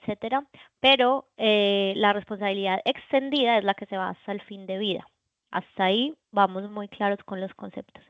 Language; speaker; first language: Spanish; native; Spanish